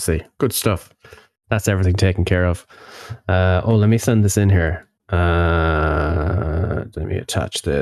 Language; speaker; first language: English; native; English